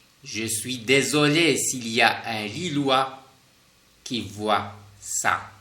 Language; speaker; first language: French; non-native, fluent; Spanish